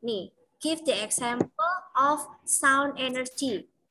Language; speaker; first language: English; non-native, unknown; Indonesian